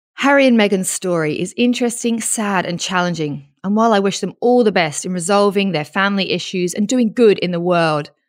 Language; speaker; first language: English; native; English